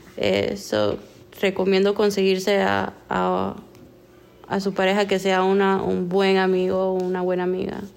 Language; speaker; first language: Spanish; non-native, fluent; English